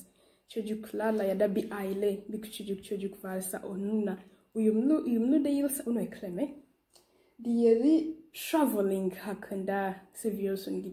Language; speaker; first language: Turkish; non-native, learner; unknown